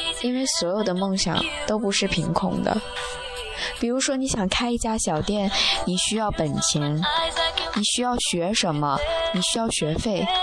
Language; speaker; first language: Chinese; native; Chinese